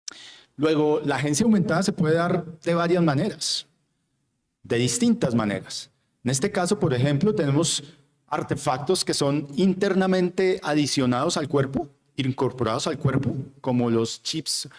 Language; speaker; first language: Spanish; native; Spanish